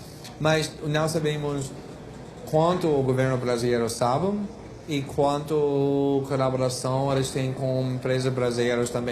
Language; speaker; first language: Portuguese; non-native, fluent; English